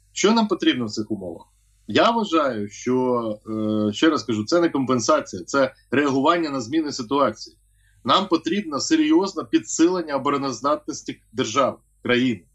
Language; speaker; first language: Ukrainian; native; Ukrainian